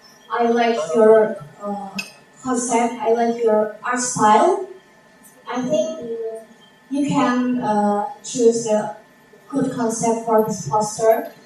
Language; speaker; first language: English; non-native, fluent; Indonesian